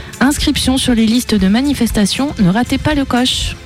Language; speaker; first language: French; native; French